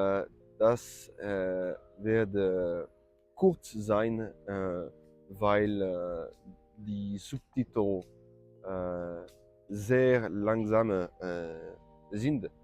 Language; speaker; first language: German; non-native, learner; French